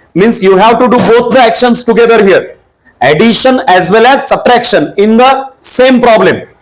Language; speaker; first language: English; non-native, local second language; Marathi